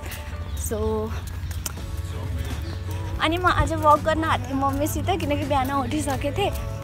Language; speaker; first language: Nepali; early bilingual, heritage; Hindi